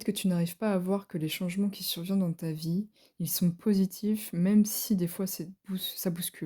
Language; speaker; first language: French; native; French